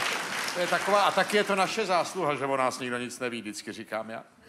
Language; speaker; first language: Czech; native; Czech